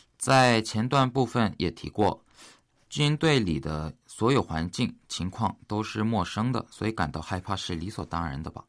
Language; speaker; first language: Chinese; early bilingual, other home language; Korean